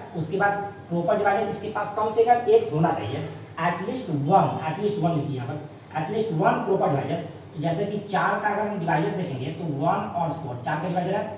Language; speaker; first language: Hindi; native; Hindi